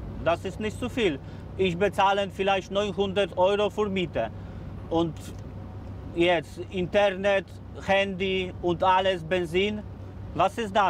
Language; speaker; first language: German; non-native, learner; Polish